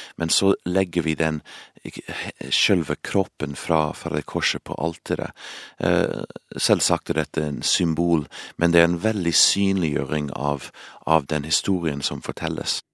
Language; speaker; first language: Norwegian; non-native, fluent; English